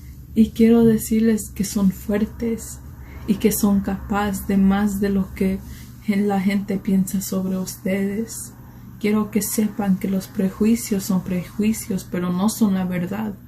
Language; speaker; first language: Spanish; early bilingual, heritage; Spanish